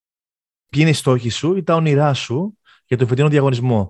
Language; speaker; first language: Greek; native; Greek